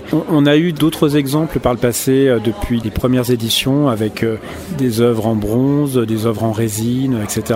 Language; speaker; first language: French; native; French